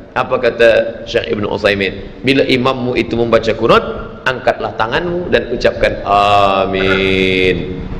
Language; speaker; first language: Malay; native; Malay